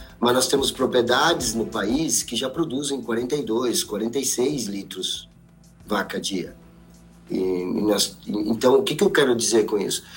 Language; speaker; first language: Portuguese; native; Portuguese